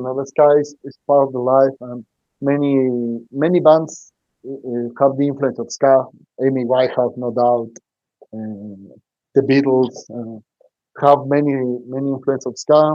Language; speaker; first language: English; non-native, learner; Spanish